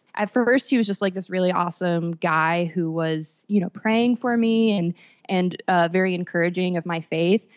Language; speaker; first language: English; native; English